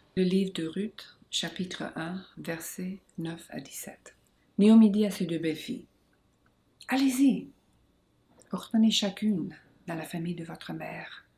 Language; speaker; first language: French; non-native, local second language; English